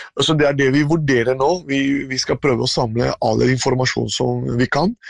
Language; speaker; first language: Norwegian; non-native, fluent; Spanish